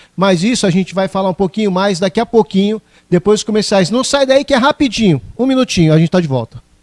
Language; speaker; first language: Portuguese; native; Portuguese